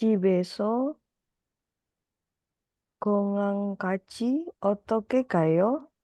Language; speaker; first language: Korean; non-native, learner; Indonesian